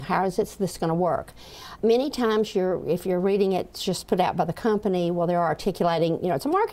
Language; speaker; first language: English; native; English